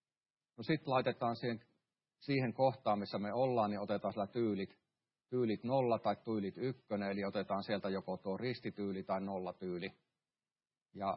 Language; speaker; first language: Finnish; native; Finnish